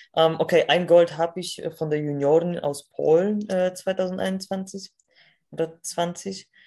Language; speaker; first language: German; non-native, fluent; Polish